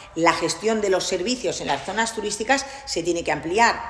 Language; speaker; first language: Spanish; non-native, local second language; Catalan